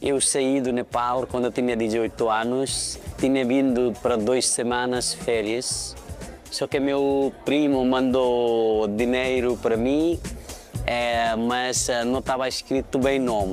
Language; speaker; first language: Portuguese; non-native, fluent; Nepali